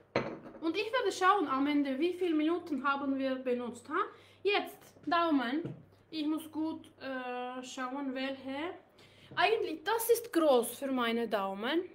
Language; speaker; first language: German; non-native, learner; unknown